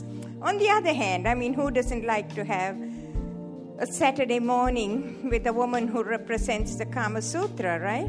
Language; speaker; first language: English; non-native, local second language; Tamil